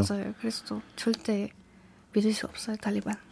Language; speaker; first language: Korean; non-native, learner; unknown